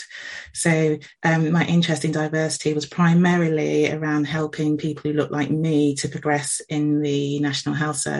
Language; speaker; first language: English; native; English